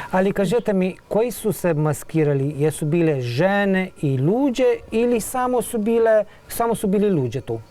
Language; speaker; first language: Bosnian; native; Bosnian